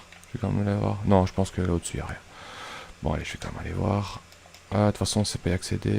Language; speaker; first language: French; native; French